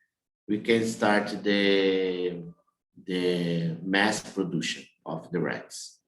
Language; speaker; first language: English; non-native, learner; Portuguese